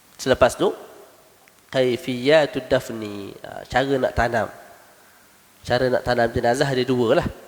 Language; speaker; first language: Malay; native; Malay